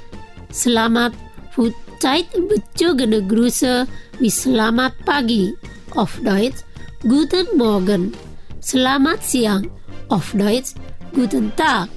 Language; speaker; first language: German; non-native, fluent; Indonesian